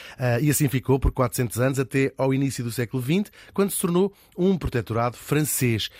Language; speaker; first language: Portuguese; native; Portuguese